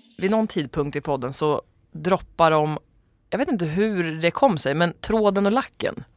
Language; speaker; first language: Swedish; native; Swedish